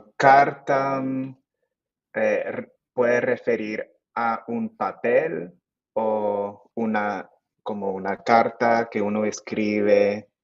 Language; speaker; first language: Spanish; early bilingual, heritage; Spanish